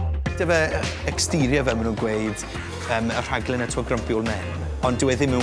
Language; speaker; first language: Welsh; native; Welsh